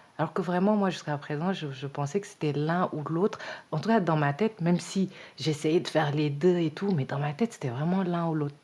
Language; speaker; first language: French; early bilingual, other home language; Wolof